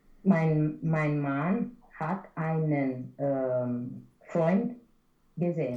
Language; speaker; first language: German; non-native, learner; Romanian